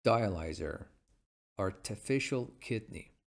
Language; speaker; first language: English; non-native, fluent; Persian